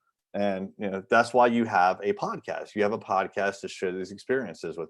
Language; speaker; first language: English; native; English